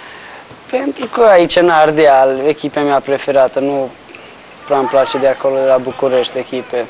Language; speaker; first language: Romanian; non-native, local second language; Hungarian